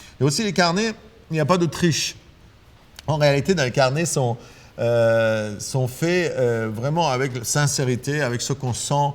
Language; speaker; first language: French; non-native, fluent; Persian